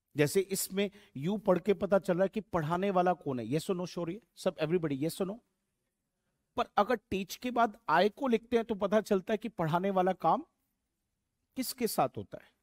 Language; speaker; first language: Hindi; native; Hindi